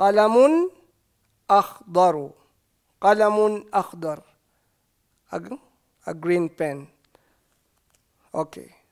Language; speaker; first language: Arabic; non-native, fluent; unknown